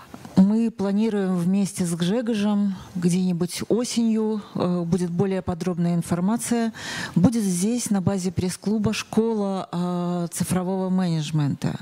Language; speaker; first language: Russian; native; Russian